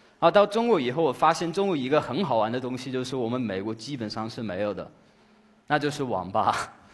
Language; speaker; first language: Chinese; non-native, fluent; English